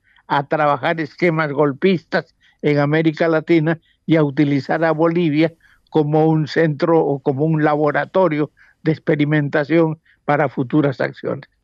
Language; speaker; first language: Spanish; native; Spanish